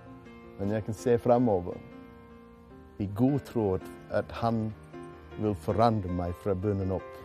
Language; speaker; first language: Norwegian; non-native, fluent; English